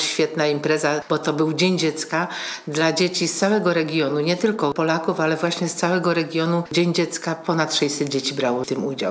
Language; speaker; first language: Polish; native; Polish